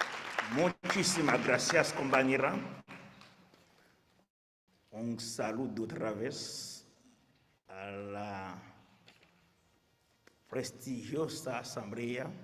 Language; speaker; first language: Spanish; non-native, fluent; Haitian Creole